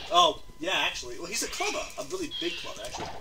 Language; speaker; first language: English; native; English